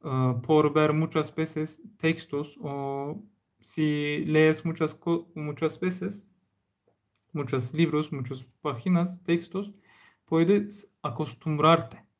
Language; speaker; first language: Spanish; non-native, learner; Turkish